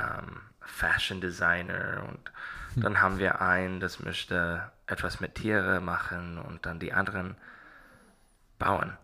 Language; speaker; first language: German; non-native, learner; English